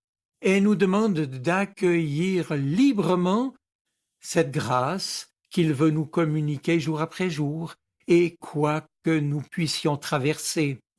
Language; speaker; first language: French; native; French